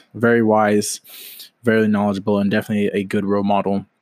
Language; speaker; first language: English; native; English